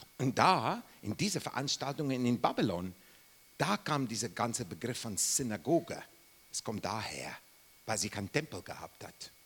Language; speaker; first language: German; non-native, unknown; English